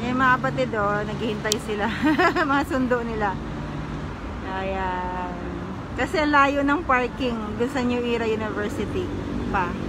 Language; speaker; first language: Filipino; native; Filipino